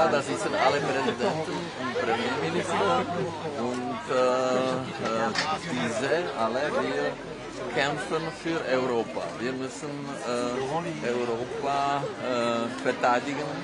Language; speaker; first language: German; non-native, fluent; Czech